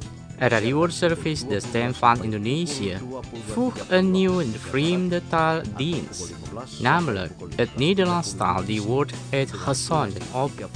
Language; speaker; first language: Dutch; non-native, learner; Indonesian